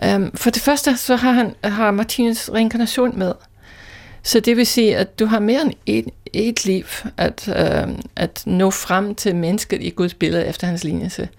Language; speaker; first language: Danish; non-native, fluent; English